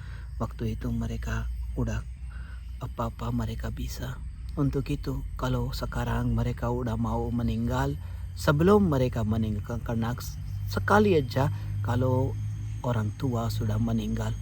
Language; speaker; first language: Indonesian; non-native, fluent; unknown